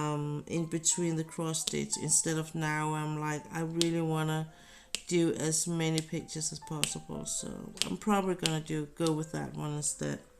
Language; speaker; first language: English; non-native, fluent; Danish